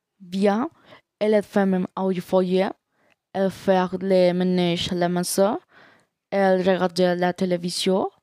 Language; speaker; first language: French; non-native, learner; Spanish